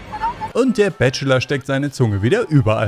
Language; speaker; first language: German; native; German